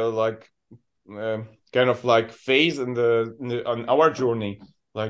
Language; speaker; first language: English; non-native, learner; Arabic